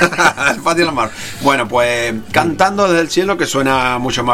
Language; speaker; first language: Spanish; native; Spanish